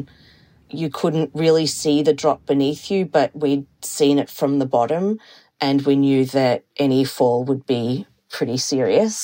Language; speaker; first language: English; native; English